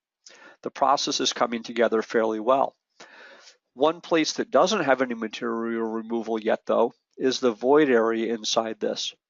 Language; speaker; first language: English; native; English